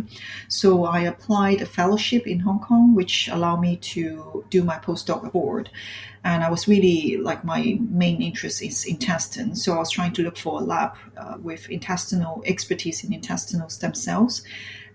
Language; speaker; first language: English; non-native, local second language; Cantonese